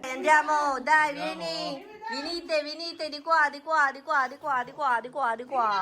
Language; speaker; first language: Italian; non-native, learner; Filipino